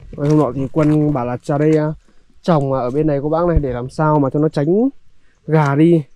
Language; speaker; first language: Vietnamese; native; Vietnamese